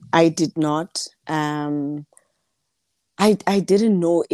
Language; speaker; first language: English; non-native, local second language; Southern Sotho